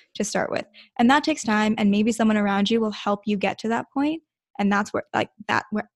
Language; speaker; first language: English; early bilingual, other home language; Hindi